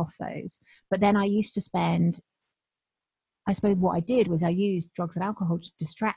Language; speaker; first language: English; native; English